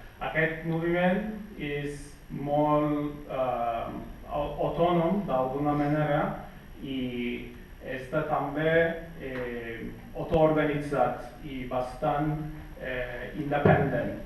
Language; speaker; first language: Catalan; non-native, fluent; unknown